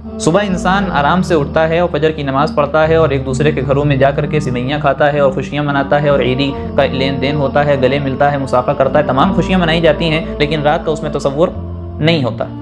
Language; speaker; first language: Urdu; native; Urdu